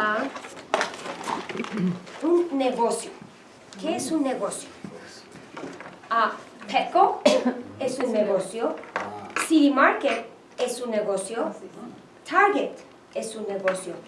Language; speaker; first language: Spanish; non-native, fluent; English